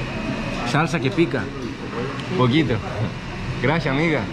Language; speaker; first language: Spanish; non-native, learner; Greek